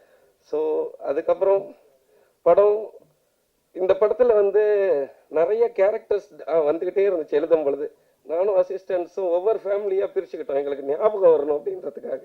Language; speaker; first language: Tamil; native; Tamil